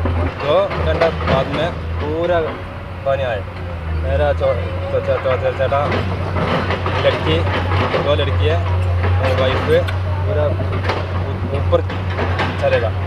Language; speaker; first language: Hindi; non-native, local second language; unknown